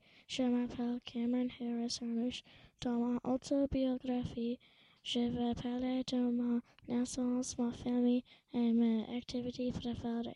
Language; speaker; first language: French; early bilingual, other home language; English